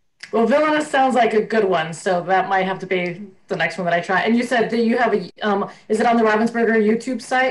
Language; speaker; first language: English; native; English